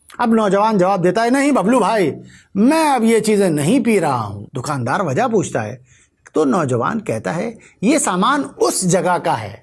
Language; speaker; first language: Urdu; native; Urdu